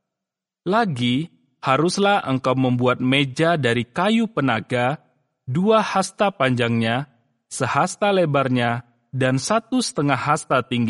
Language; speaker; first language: Indonesian; native; Indonesian